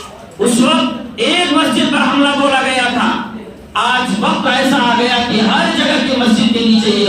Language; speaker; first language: Urdu; native; Urdu